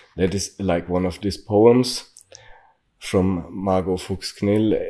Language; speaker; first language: English; non-native, learner; German